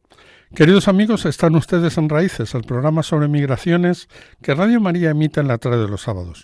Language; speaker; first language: Spanish; native; Spanish